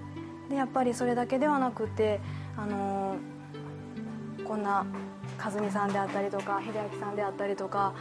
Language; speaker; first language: Japanese; native; Japanese